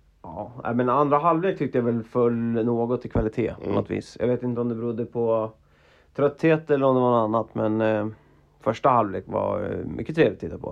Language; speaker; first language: Swedish; native; Swedish